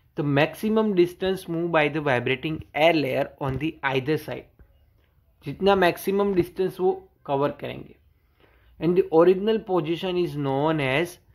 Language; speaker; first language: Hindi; non-native, local second language; Gujarati